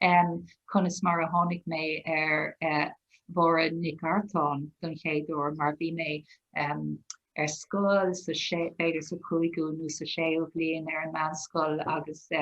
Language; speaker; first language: Irish; non-native, local second language; English